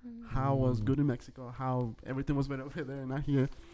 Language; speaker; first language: English; early bilingual, other home language; Spanish